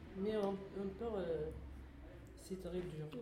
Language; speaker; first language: French; non-native, learner; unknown